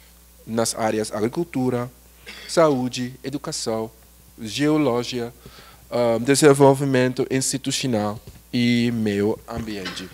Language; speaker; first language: Portuguese; non-native, learner; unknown